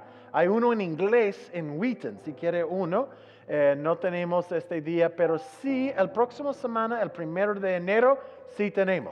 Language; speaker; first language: Spanish; non-native, fluent; English